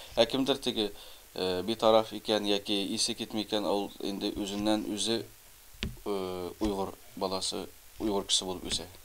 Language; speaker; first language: Tatar; early bilingual, heritage; Tatar